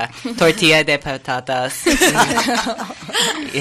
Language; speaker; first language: Spanish; non-native, learner; English